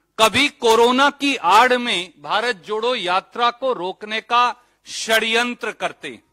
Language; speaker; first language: Hindi; native; Hindi